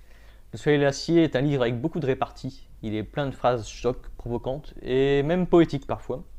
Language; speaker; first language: French; native; French